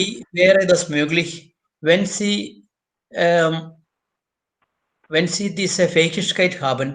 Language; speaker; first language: German; non-native, fluent; Malayalam